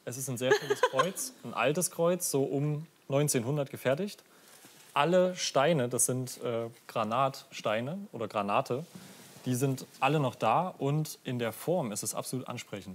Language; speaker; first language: German; native; German